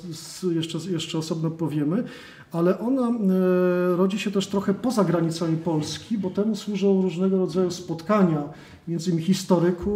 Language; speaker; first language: Polish; native; Polish